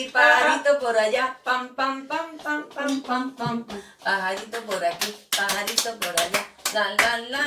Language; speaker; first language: Spanish; native; Spanish